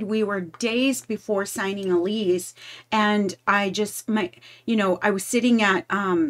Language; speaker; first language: English; native; English